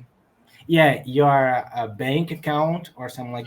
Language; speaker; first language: English; non-native, learner; Portuguese